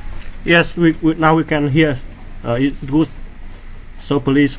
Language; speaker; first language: English; non-native, learner; Vietnamese